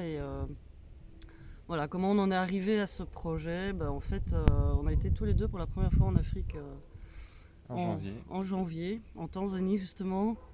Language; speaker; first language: French; native; French